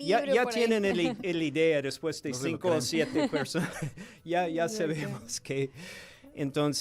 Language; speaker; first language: Spanish; non-native, fluent; English